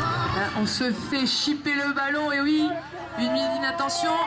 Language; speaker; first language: French; native; French